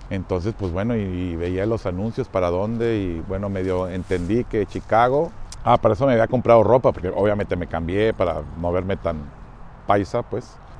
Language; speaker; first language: Spanish; native; Spanish